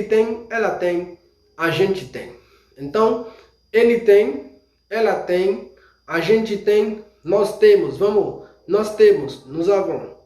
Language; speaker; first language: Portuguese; non-native, fluent; Haitian Creole